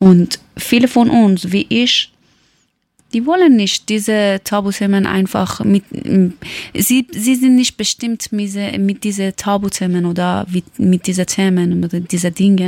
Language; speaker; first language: German; non-native, learner; Persian